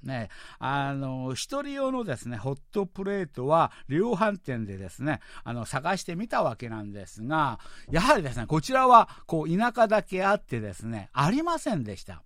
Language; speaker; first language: Japanese; non-native, fluent; Korean